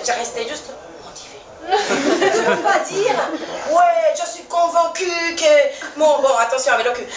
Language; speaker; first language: French; non-native, fluent; Spanish